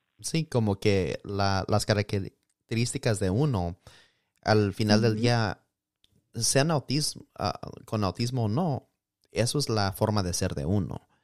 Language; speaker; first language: Spanish; early bilingual, heritage; Spanish